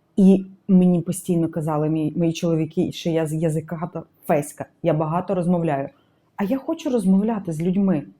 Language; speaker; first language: Ukrainian; native; Ukrainian